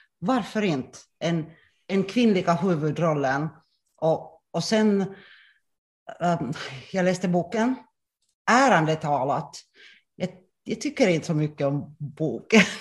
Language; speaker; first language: Swedish; non-native, local second language; Finnish